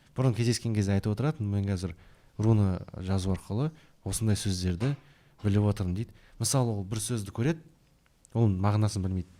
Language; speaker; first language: Kazakh; non-native, local second language; Russian